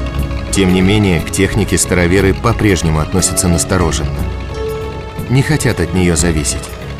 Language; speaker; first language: Russian; native; Russian